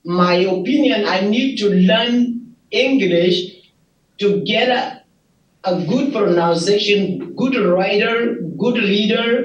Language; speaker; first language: English; non-native, learner; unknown